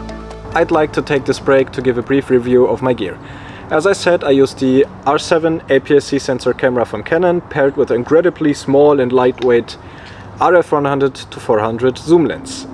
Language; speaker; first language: English; non-native, fluent; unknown